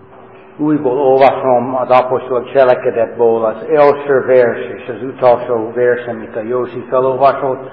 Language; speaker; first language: Hungarian; non-native, fluent; English